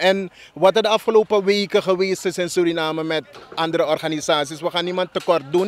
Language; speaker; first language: Dutch; native; Dutch